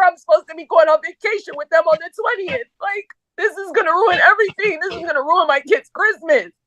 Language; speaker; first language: English; native; English